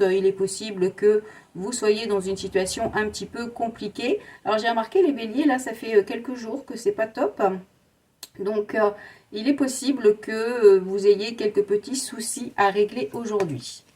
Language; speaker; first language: French; native; French